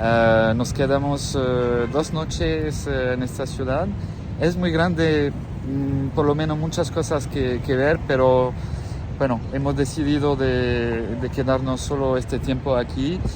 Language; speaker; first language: Spanish; non-native, fluent; French